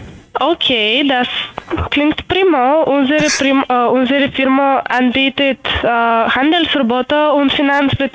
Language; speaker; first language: German; non-native, learner; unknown